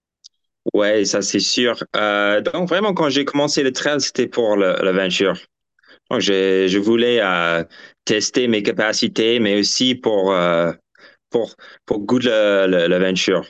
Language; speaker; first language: French; non-native, fluent; English